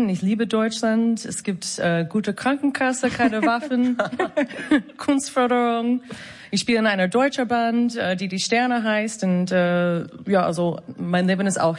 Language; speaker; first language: German; non-native, fluent; English